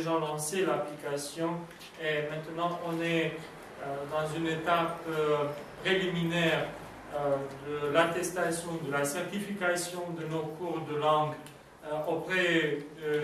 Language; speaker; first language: French; non-native, fluent; Romanian